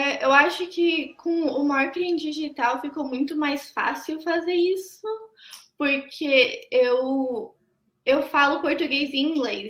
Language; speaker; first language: Portuguese; early bilingual, heritage; Portuguese